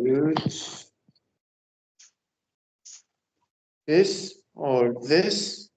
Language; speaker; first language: English; non-native, learner; Turkish